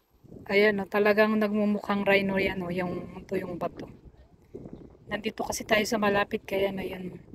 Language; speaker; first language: Filipino; native; Filipino